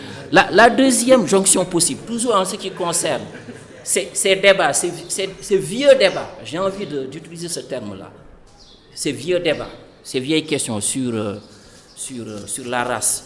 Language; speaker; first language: French; non-native, local second language; Fula